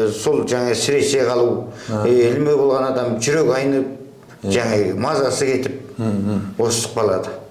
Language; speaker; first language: Kazakh; early bilingual, heritage; Kazakh